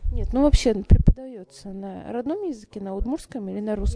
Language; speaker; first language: Russian; native; Russian